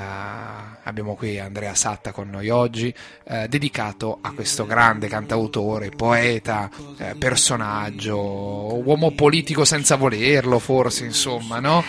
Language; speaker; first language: Italian; native; Italian